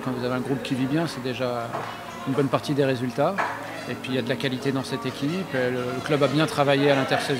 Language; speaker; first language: French; native; French